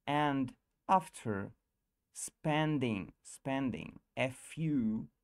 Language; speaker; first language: English; non-native, learner; Russian